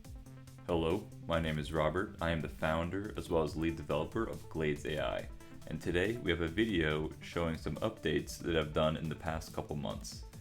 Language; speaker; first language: English; native; English